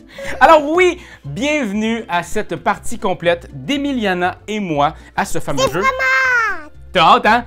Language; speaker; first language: French; native; French